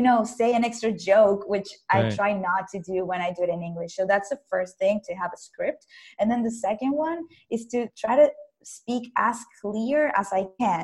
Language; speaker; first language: English; non-native, fluent; Spanish